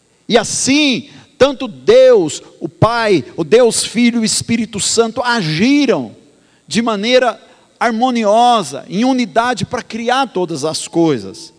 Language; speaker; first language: Portuguese; native; Portuguese